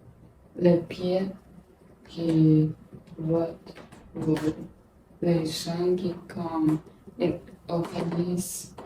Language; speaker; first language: French; non-native, learner; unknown